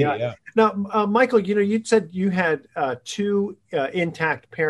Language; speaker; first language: English; native; English